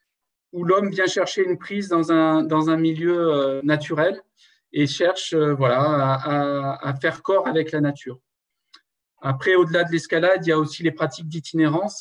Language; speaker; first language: French; native; French